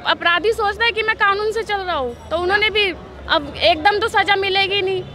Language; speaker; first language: Hindi; native; Hindi